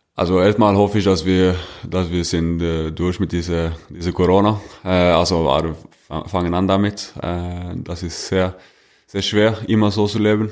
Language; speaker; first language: German; non-native, fluent; Norwegian